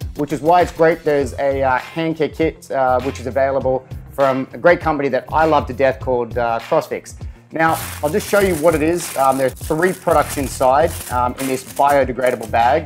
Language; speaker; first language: English; native; English